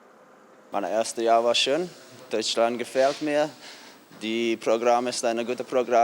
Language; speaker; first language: German; non-native, learner; English